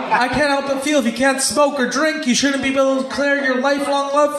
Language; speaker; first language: English; native; English